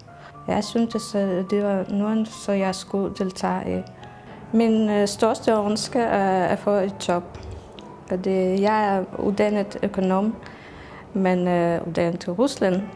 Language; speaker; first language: Danish; non-native, learner; Russian